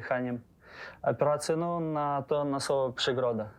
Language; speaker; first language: Polish; non-native, learner; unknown